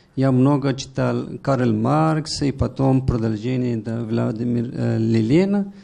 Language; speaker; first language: Russian; non-native, learner; Persian